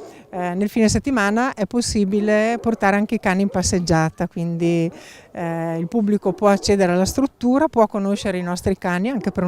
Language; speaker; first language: Italian; native; Italian